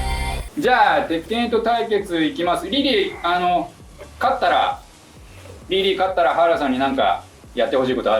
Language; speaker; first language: Japanese; native; Japanese